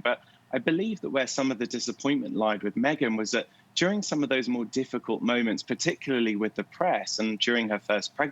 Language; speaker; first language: English; native; English